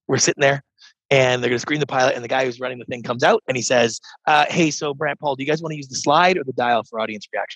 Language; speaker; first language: English; native; English